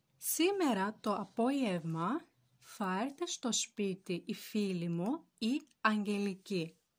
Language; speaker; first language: Greek; non-native, fluent; Turkish